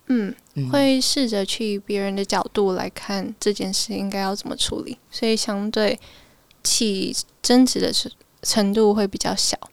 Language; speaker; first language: Chinese; early bilingual, heritage; Chinese